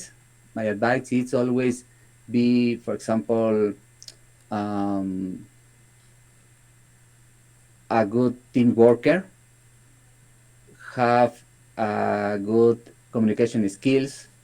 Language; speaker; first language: English; non-native, learner; Spanish